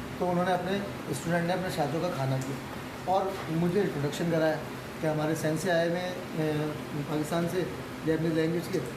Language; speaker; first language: Urdu; native; Urdu